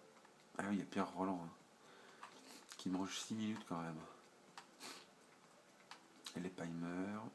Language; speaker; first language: French; native; French